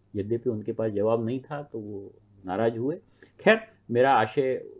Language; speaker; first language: Hindi; native; Hindi